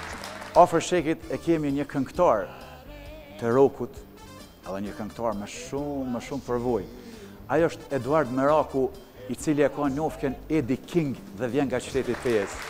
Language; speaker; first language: Albanian; native; Albanian